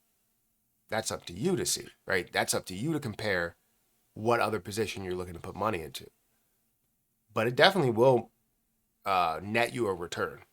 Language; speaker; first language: English; native; English